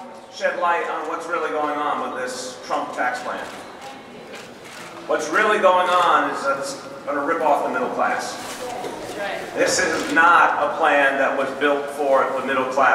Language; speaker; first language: English; native; English